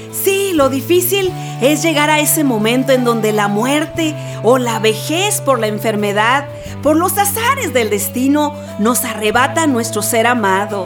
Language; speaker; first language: Spanish; native; Spanish